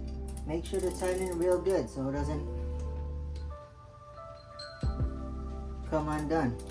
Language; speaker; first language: English; native; English